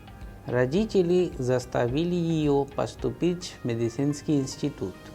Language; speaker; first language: Russian; non-native, fluent; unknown